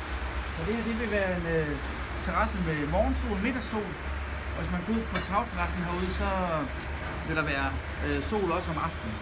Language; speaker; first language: Danish; native; Danish